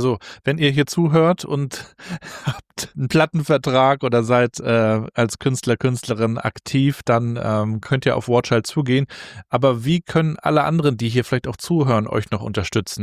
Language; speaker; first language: German; native; German